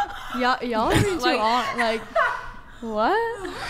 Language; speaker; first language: English; native; English